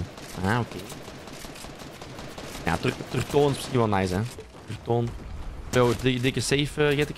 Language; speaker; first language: Dutch; native; Dutch